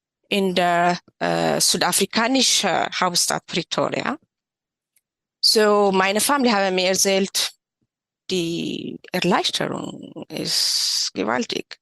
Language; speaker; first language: German; non-native, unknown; Tigrinya